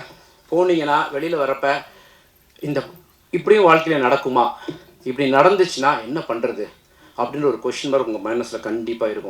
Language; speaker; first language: Tamil; native; Tamil